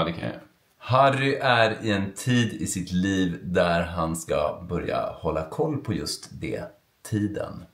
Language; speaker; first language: Swedish; native; Swedish